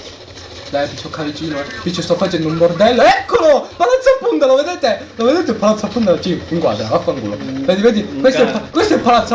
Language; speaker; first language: Italian; native; Italian